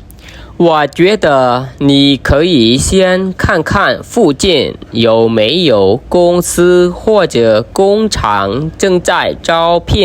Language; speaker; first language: Chinese; non-native, fluent; Khmer